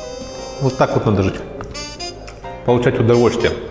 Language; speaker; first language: Russian; native; Russian